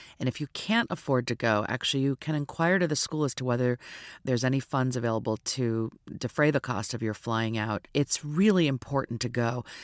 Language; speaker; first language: English; native; English